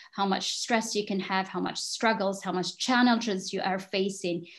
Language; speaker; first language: English; non-native, fluent; Arabic